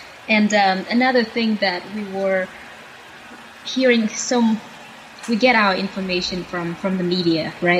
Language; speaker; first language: English; non-native, fluent; Vietnamese